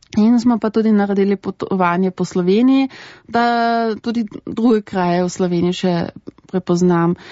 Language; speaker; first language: Slovenian; early bilingual, heritage; German